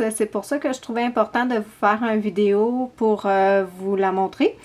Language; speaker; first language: French; native; French